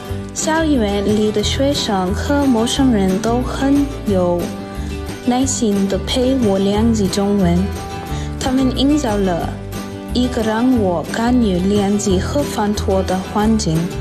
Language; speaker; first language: Chinese; non-native, fluent; English